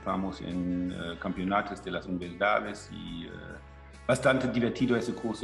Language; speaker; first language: Spanish; non-native, fluent; German